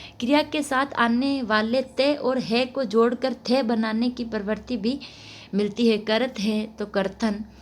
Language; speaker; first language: Hindi; native; Hindi